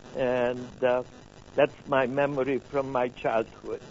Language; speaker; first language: English; non-native, fluent; Hungarian